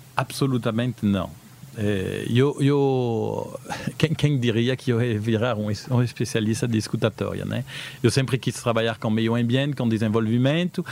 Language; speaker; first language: Portuguese; early bilingual, heritage; Portuguese